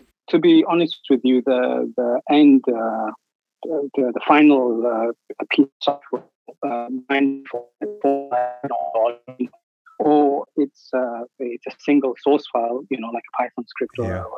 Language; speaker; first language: English; native; English